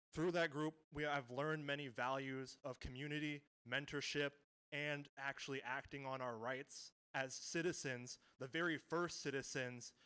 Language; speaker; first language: English; native; English